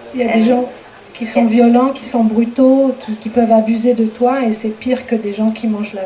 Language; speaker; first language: French; native; French